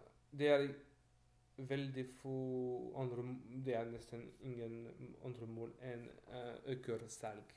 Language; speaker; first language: Swedish; non-native, learner; French